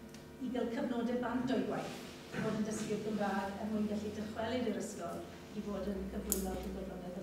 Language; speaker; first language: Welsh; native; Welsh